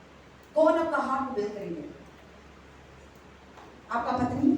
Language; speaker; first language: Hindi; non-native, local second language; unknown